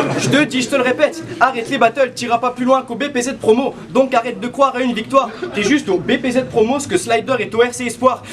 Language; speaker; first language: French; native; French